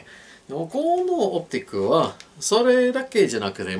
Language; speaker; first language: Japanese; non-native, learner; English